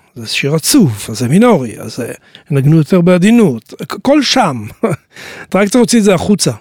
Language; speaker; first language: Hebrew; native; Hebrew